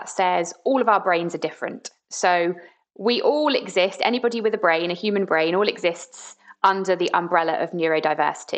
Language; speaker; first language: English; native; English